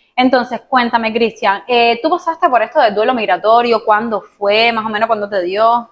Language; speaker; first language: Spanish; native; Spanish